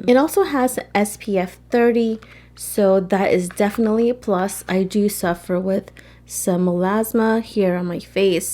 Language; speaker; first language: English; native; English